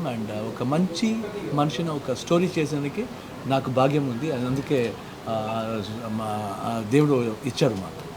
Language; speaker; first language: Telugu; non-native, learner; Kannada